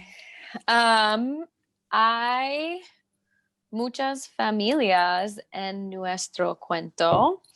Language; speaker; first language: Spanish; non-native, learner; English